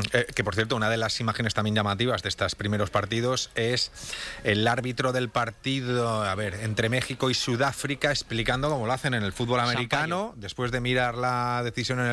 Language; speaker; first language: Spanish; native; Spanish